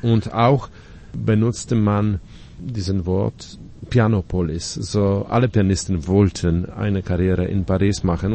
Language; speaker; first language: German; non-native, fluent; Polish